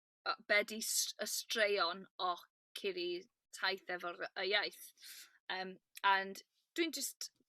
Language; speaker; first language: Welsh; non-native, learner; English